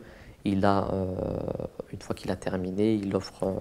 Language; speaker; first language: French; native; French